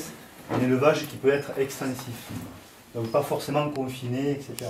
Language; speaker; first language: French; native; French